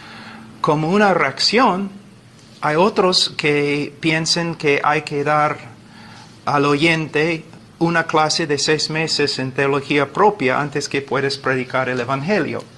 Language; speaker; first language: Spanish; non-native, fluent; English